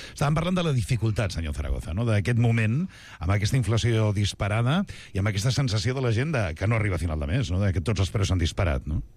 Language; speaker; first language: Catalan; native; Catalan